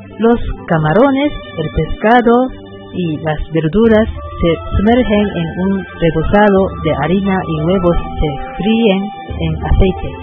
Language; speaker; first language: Spanish; non-native, learner; Japanese